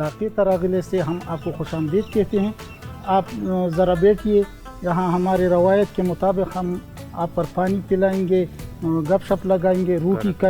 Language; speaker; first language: Hindi; non-native, local second language; Pashto